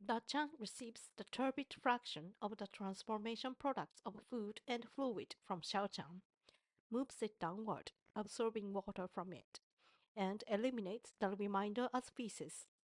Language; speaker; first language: English; non-native, fluent; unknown